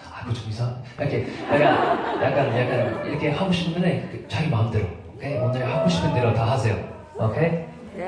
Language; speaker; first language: Korean; non-native, fluent; English